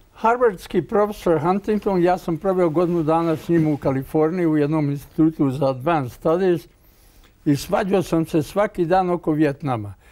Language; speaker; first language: Croatian; native; Croatian